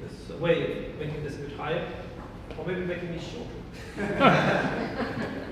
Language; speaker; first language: English; non-native, fluent; Spanish